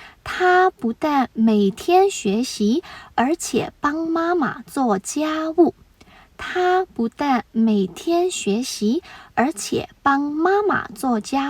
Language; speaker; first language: Chinese; non-native, fluent; Burmese